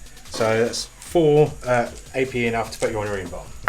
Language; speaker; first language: English; native; English